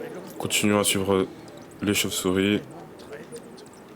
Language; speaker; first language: French; native; French